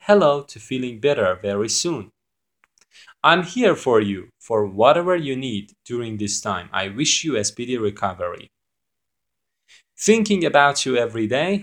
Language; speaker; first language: English; non-native, fluent; Persian